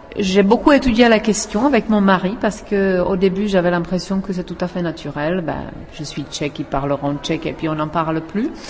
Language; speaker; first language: French; non-native, fluent; Czech